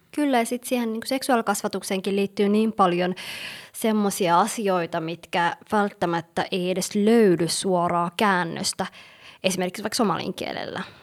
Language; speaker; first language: Finnish; early bilingual, other home language; Somali